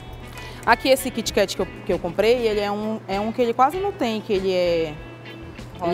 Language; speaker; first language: Portuguese; native; Portuguese